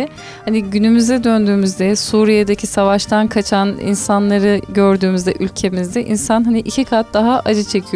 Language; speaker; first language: Turkish; native; Turkish